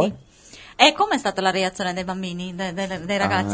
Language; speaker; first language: Italian; non-native, fluent; Spanish